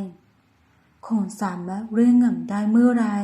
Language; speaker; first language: Thai; non-native, fluent; Burmese